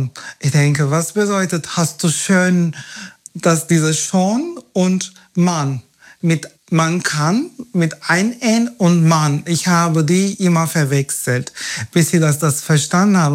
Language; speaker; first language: German; non-native, fluent; Turkish